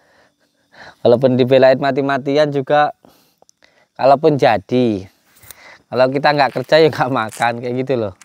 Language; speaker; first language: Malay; non-native, local second language; Javanese